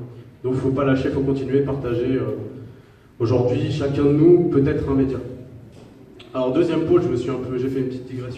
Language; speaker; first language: French; native; French